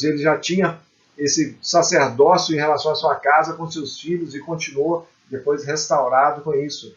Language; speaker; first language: Portuguese; native; Portuguese